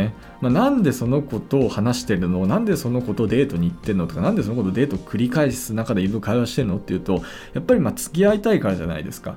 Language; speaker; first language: Japanese; native; Japanese